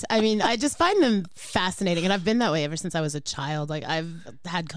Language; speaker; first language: English; native; English